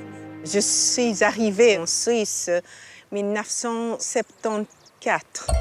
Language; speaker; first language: French; non-native, fluent; Japanese